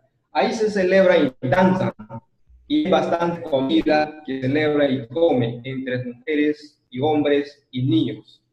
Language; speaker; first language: Spanish; non-native, local second language; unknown